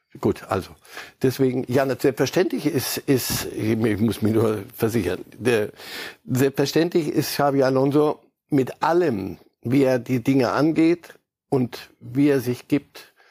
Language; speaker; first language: German; native; German